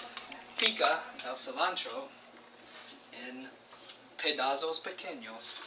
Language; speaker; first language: Spanish; non-native, learner; English